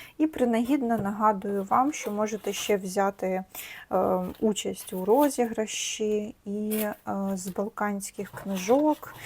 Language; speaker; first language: Ukrainian; native; Ukrainian